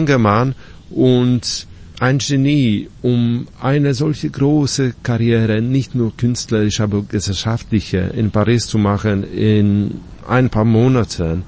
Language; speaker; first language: German; non-native, fluent; Polish